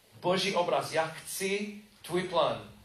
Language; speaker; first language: Czech; non-native, learner; English